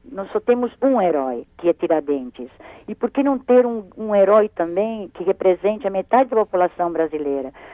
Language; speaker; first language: Portuguese; early bilingual, other home language; Spanish